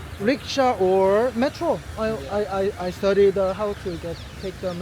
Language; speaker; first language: English; non-native, learner; Korean